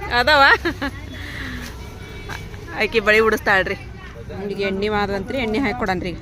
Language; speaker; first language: Kannada; non-native, local second language; Urdu